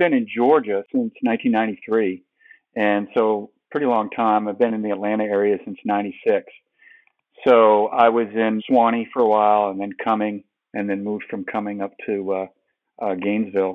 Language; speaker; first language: English; native; English